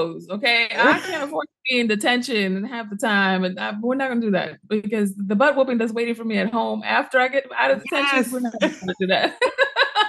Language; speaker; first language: English; early bilingual, other home language; Spanish